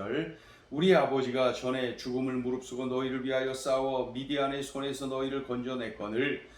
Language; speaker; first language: Korean; native; Korean